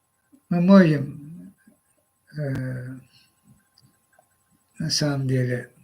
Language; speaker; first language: Russian; non-native, local second language; Azerbaijani